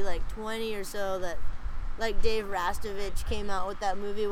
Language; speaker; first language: English; native; English